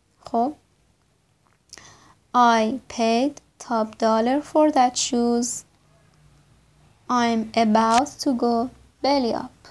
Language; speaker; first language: English; non-native, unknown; Persian